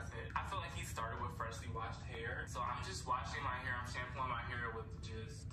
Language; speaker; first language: English; native; English